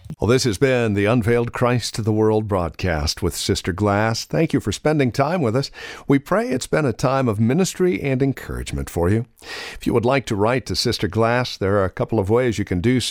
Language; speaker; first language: English; native; English